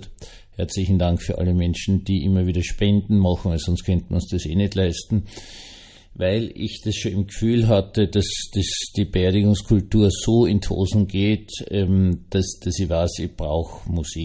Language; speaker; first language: German; native; German